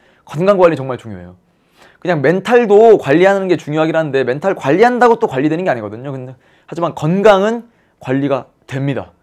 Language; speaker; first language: Korean; native; Korean